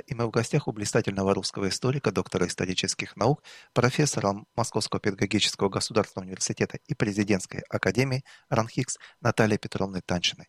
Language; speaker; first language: Russian; native; Russian